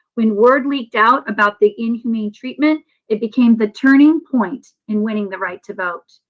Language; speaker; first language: English; native; English